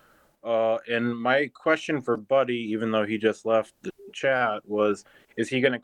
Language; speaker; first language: English; native; English